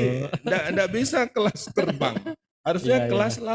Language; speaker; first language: Indonesian; native; Indonesian